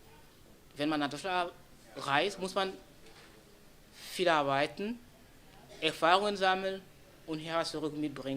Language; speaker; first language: German; non-native, fluent; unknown